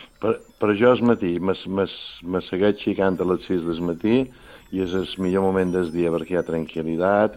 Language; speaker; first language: Catalan; native; Catalan